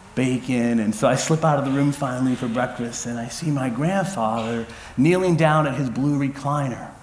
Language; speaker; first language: English; native; English